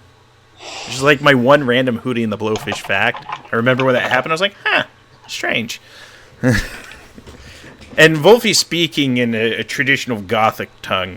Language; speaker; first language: English; native; English